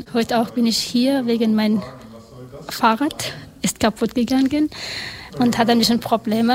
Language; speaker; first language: German; non-native, learner; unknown